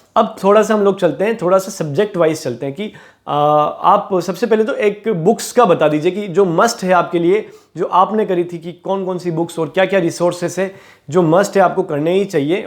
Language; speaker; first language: Hindi; native; Hindi